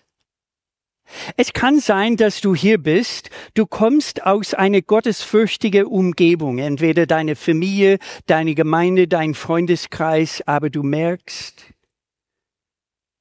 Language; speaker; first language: German; native; German